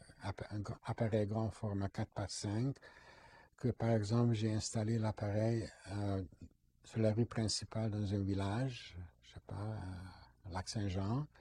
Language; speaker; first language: French; non-native, fluent; Hungarian